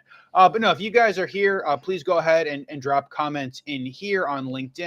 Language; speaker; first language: English; native; English